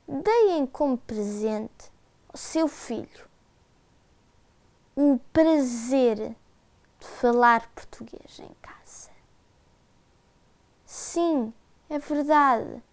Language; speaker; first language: Portuguese; early bilingual, heritage; Portuguese